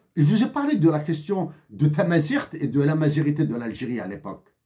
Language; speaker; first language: French; non-native, local second language; Kabyle